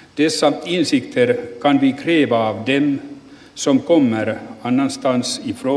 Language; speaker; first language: Swedish; non-native, local second language; Finnish